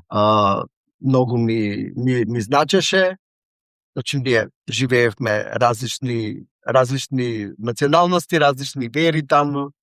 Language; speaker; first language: Macedonian; native; Macedonian